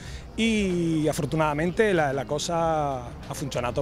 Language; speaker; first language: Italian; non-native, fluent; Spanish